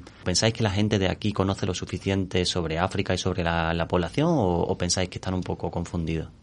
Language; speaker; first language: Spanish; native; Spanish